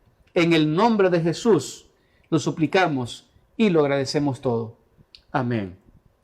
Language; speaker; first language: Spanish; native; Spanish